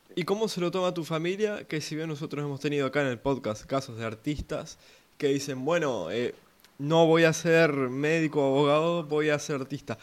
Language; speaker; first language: Spanish; native; Spanish